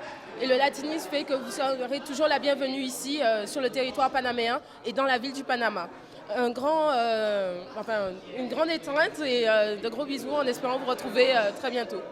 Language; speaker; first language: French; native; French